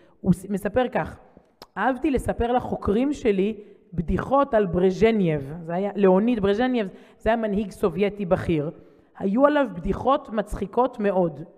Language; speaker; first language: Hebrew; native; Hebrew